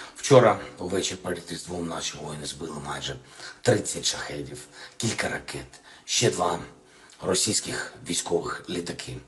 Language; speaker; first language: Ukrainian; non-native, local second language; Russian